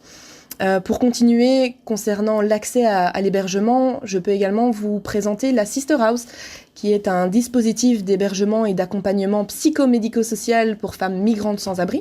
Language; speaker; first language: French; native; French